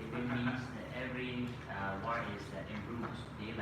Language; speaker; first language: English; non-native, learner; Burmese